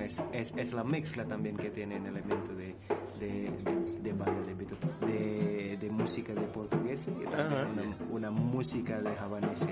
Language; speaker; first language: Spanish; non-native, learner; Indonesian